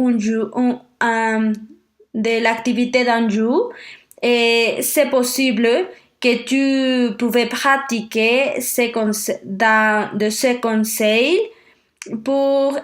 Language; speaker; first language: French; non-native, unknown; Spanish